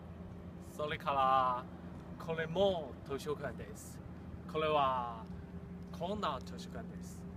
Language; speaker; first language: Japanese; non-native, learner; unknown